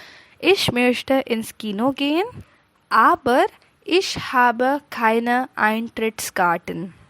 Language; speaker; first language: German; non-native, fluent; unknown